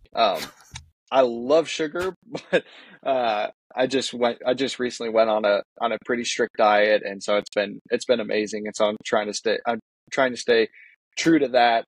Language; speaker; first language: English; native; English